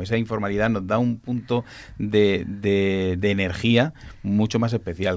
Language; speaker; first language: Spanish; native; Spanish